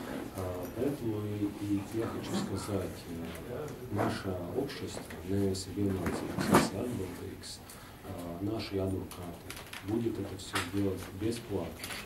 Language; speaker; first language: Russian; non-native, local second language; Latvian